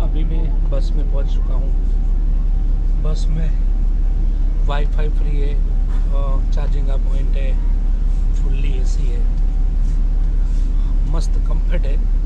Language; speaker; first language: Hindi; native; Hindi